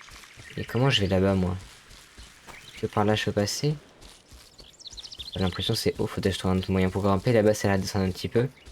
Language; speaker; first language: French; native; French